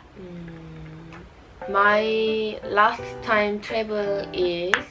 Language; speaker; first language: English; non-native, learner; Korean